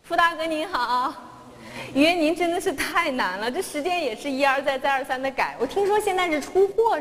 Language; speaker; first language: Chinese; native; Chinese